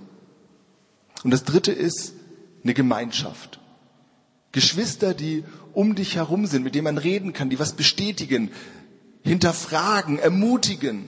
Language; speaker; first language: German; native; German